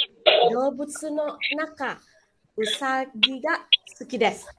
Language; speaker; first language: Japanese; non-native, fluent; Indonesian